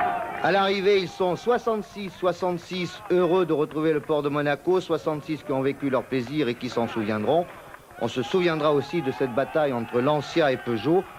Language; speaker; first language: French; native; French